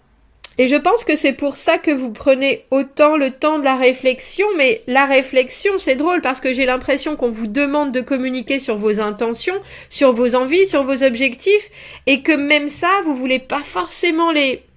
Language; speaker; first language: French; native; French